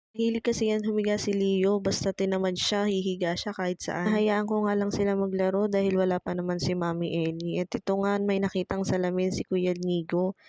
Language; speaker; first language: Filipino; native; Filipino